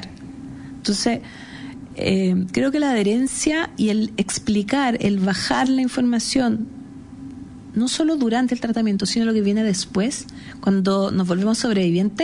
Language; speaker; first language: Spanish; native; Spanish